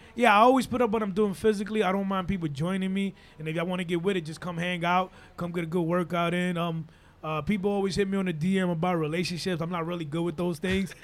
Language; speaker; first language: English; non-native, fluent; Spanish